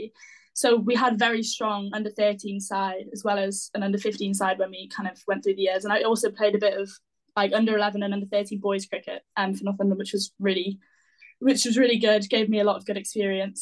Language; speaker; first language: English; native; English